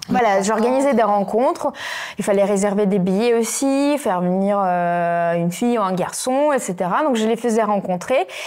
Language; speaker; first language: French; non-native, fluent; Russian